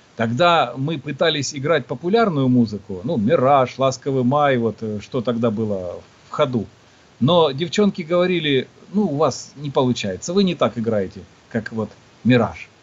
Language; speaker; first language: Russian; native; Russian